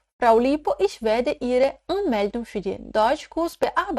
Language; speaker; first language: German; non-native, fluent; Portuguese